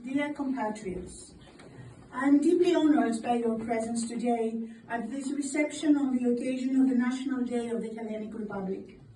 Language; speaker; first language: English; non-native, fluent; Greek